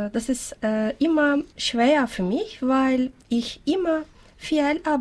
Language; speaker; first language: German; non-native, learner; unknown